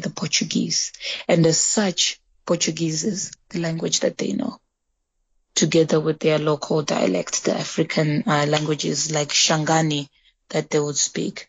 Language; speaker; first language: English; early bilingual, other home language; Shona